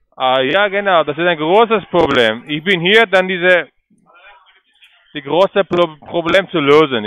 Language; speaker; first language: German; non-native, learner; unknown